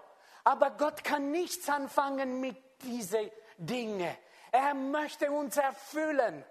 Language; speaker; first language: German; non-native, fluent; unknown